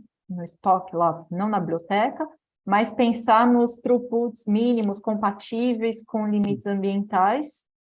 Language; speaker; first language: Portuguese; native; Portuguese